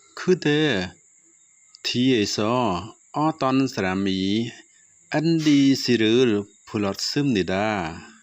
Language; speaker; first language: Korean; non-native, fluent; Khmer